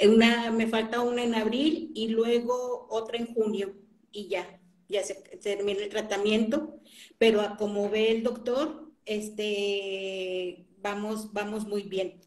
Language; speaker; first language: Spanish; native; Spanish